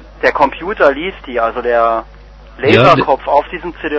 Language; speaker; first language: German; native; German